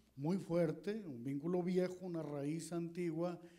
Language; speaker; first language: Spanish; native; Spanish